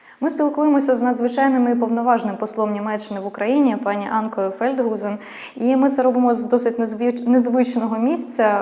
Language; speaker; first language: Ukrainian; native; Ukrainian